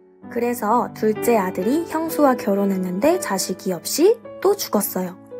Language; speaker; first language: Korean; native; Korean